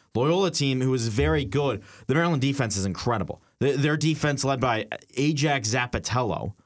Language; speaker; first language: English; native; English